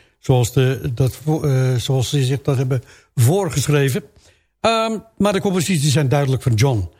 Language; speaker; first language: Dutch; native; Dutch